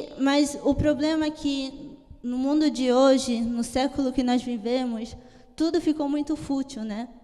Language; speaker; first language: Portuguese; early bilingual, heritage; Italian